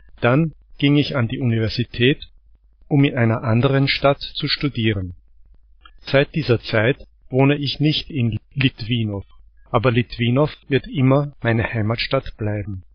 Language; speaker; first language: German; non-native, fluent; Czech